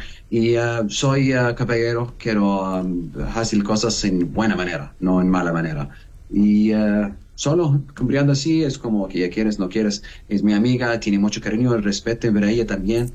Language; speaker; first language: Spanish; non-native, learner; Arabic